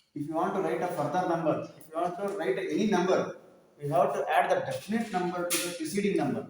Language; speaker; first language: English; non-native, local second language; Kannada